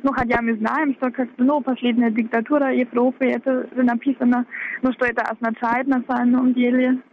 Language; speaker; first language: Russian; non-native, fluent; German